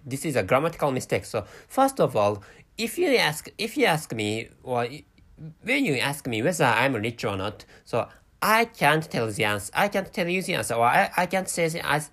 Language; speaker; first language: English; non-native, fluent; Japanese